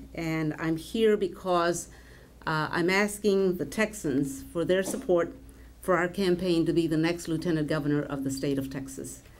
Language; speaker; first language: English; early bilingual, other home language; Spanish